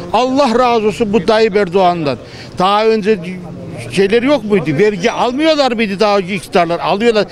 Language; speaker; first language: Turkish; native; Turkish